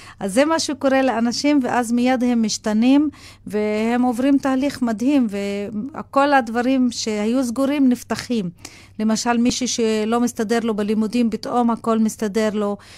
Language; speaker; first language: Hebrew; non-native, local second language; Arabic